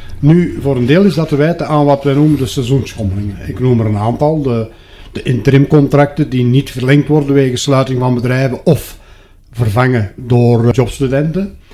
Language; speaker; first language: Dutch; native; Dutch